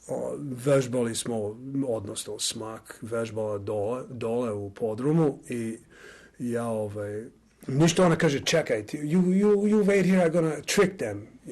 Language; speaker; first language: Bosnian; non-native, learner; English